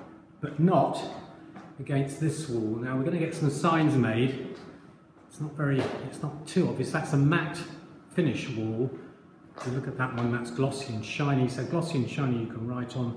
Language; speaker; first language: English; native; English